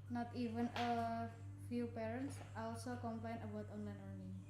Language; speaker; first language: English; non-native, learner; Indonesian